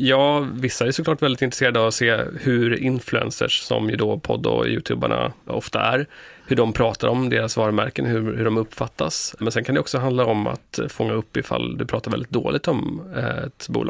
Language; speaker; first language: Swedish; native; Swedish